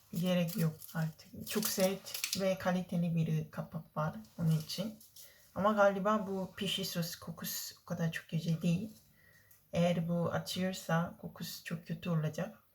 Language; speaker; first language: Turkish; non-native, learner; Korean